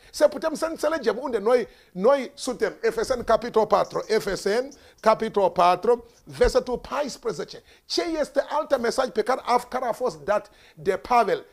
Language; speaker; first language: Romanian; non-native, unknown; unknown